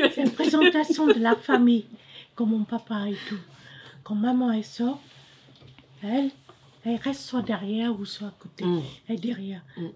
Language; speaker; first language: French; non-native, fluent; Khmer